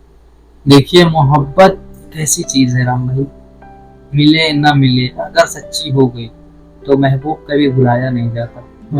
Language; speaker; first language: Hindi; native; Hindi